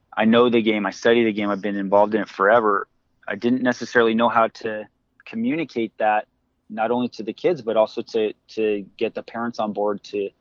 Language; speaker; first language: English; native; English